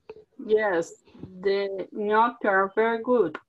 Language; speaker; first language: English; non-native, learner; Portuguese